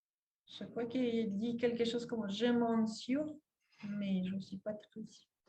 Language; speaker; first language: French; non-native, fluent; Spanish